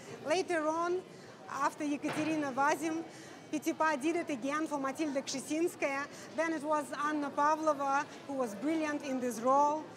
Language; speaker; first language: English; non-native, fluent; Russian